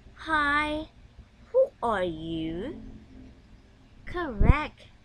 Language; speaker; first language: English; non-native, fluent; Indonesian